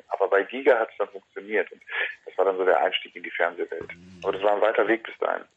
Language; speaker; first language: German; native; German